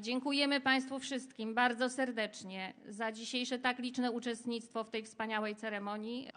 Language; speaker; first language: Polish; native; Polish